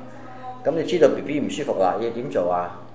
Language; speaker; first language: Cantonese; native; Cantonese